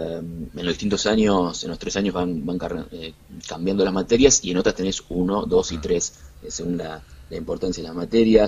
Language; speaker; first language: Spanish; native; Spanish